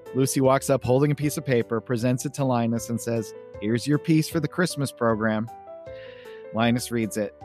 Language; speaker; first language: English; native; English